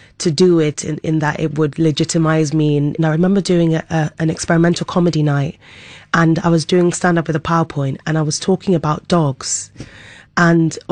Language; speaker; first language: English; native; English